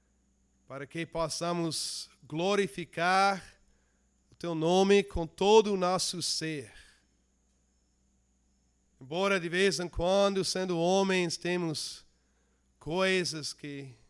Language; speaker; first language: Portuguese; non-native, fluent; English